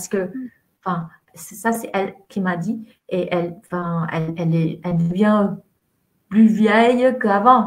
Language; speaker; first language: French; non-native, fluent; Vietnamese